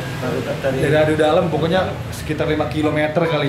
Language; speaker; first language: Indonesian; native; Indonesian